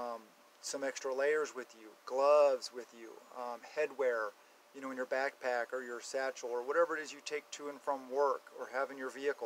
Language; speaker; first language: English; native; English